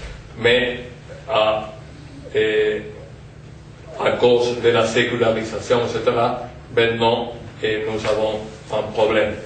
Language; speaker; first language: French; non-native, fluent; Spanish